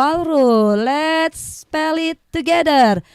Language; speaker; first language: English; non-native, learner; Indonesian